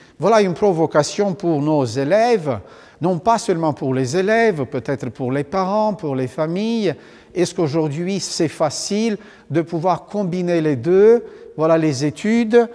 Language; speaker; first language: French; non-native, fluent; Romanian